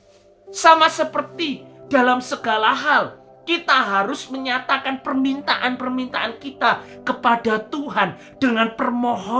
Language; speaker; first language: Indonesian; native; Indonesian